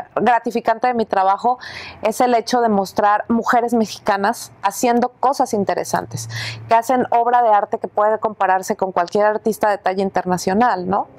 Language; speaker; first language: Spanish; native; Spanish